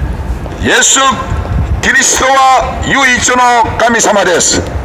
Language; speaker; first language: Japanese; non-native, learner; Korean